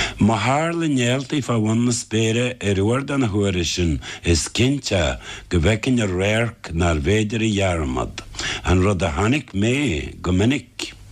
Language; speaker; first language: Irish; native; Irish